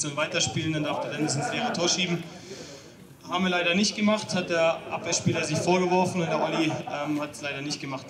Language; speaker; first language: German; native; German